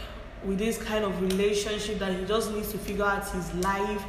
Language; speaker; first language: English; non-native, local second language; Igbo